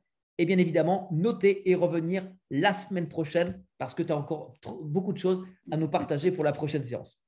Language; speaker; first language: French; native; French